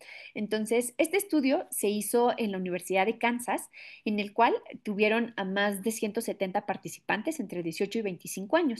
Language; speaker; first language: Spanish; native; Spanish